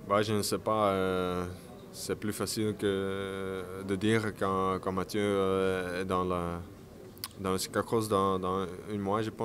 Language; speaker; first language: French; non-native, learner; Dutch